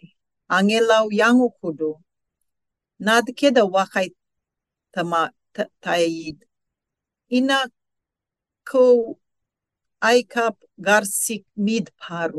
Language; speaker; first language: English; non-native, local second language; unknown